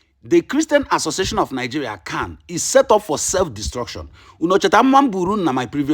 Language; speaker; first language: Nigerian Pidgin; non-native, local second language; Igbo